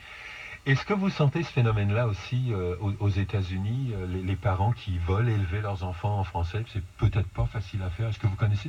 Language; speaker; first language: French; native; French